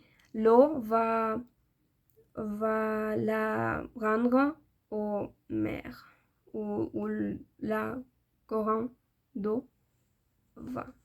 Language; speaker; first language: French; non-native, learner; Spanish